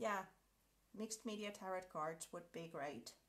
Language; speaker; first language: English; non-native, fluent; Finnish